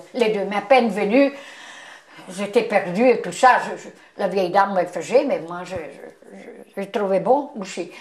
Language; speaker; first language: French; non-native, fluent; Italian